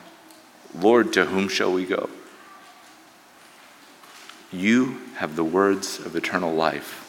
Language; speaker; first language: English; native; English